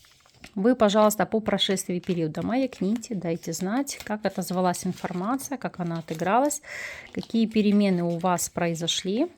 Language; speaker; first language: Russian; native; Russian